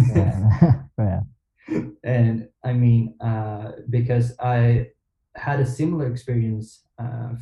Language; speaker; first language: English; non-native, fluent; Swedish